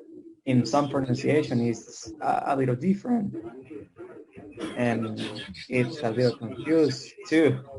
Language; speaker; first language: English; non-native, learner; Spanish